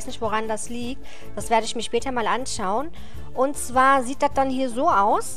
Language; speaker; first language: German; native; German